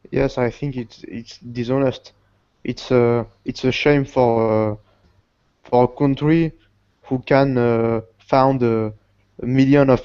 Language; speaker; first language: English; non-native, learner; Portuguese